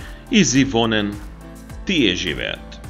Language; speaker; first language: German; non-native, fluent; Macedonian